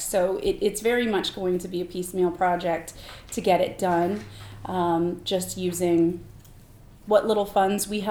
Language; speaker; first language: English; native; English